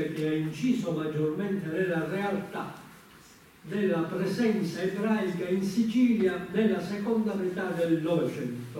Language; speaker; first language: Italian; native; Italian